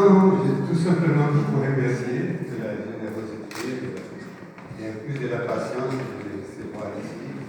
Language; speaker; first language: French; non-native, fluent; Portuguese